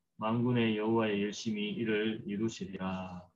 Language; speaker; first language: Korean; native; Korean